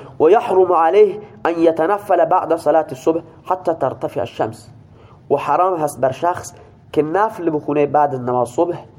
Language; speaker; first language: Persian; non-native, local second language; Baluchi